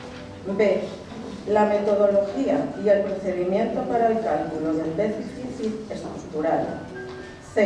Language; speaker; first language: Spanish; native; Spanish